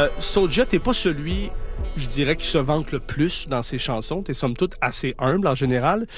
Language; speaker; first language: French; native; French